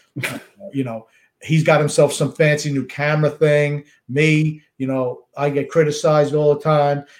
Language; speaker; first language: English; native; English